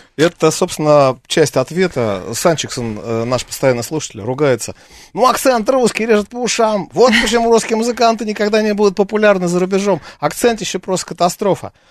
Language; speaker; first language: Russian; native; Russian